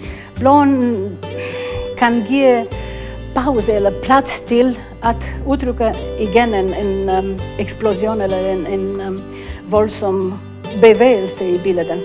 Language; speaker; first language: Danish; non-native, fluent; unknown